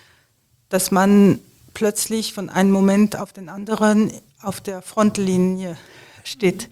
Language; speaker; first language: German; non-native, fluent; French